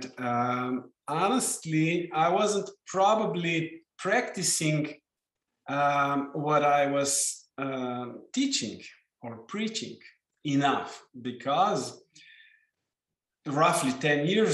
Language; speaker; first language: English; non-native, fluent; Slovenian